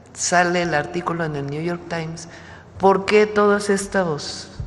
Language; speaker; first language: Spanish; native; Spanish